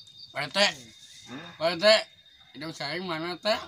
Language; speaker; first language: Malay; non-native, local second language; Sundanese